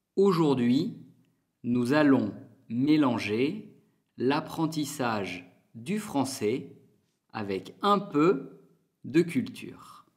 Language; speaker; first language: French; native; French